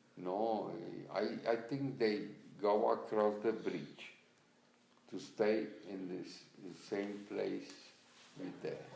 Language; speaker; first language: English; non-native, learner; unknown